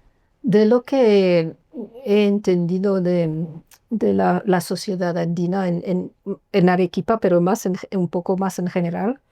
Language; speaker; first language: Spanish; non-native, fluent; English